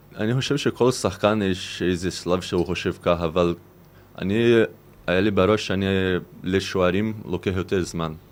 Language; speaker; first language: Hebrew; non-native, fluent; Portuguese